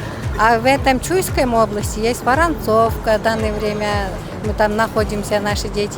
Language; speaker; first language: Russian; non-native, local second language; Kyrgyz